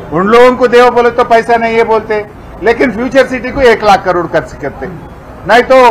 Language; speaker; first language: Hindi; non-native, local second language; Telugu